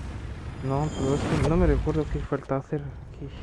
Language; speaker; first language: Spanish; non-native, learner; French